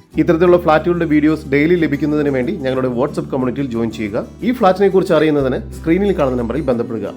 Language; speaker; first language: Malayalam; native; Malayalam